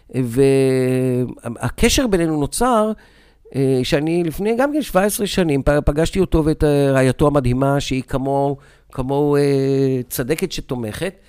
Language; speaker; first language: Hebrew; native; Hebrew